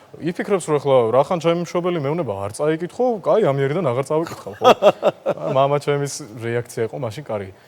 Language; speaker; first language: Georgian; non-native, local second language; Azerbaijani